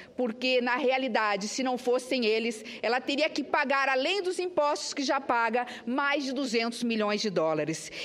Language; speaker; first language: Portuguese; native; Portuguese